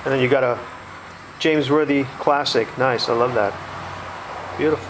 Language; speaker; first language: English; native; English